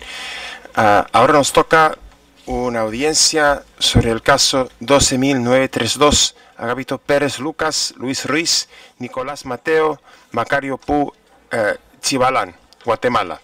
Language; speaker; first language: Spanish; non-native, fluent; English